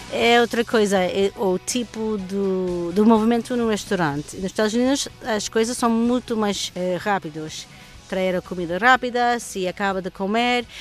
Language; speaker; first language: Portuguese; non-native, learner; English